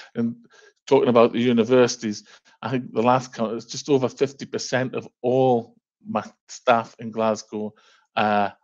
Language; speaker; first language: English; native; English